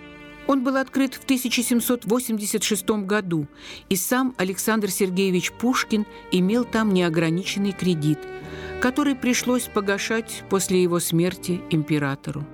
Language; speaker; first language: Russian; native; Russian